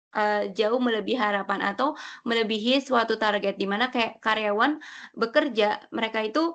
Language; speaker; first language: Indonesian; native; Indonesian